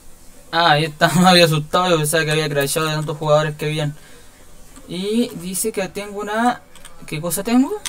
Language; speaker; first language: Spanish; native; Spanish